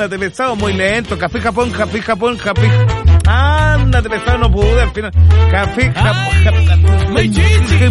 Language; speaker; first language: Spanish; native; Spanish